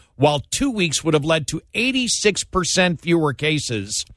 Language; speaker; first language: English; native; English